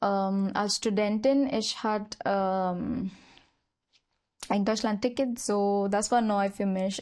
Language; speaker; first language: German; non-native, learner; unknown